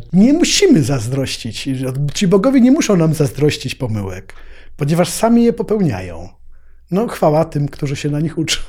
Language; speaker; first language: Polish; native; Polish